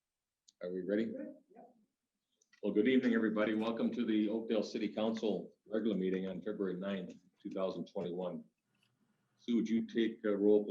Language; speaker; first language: English; native; English